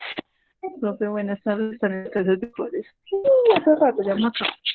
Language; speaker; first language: Spanish; native; Spanish